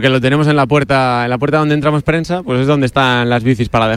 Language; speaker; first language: Spanish; native; Spanish